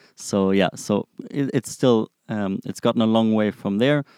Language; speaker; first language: English; non-native, fluent; German